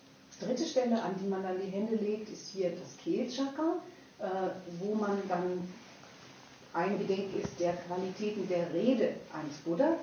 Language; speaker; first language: German; native; German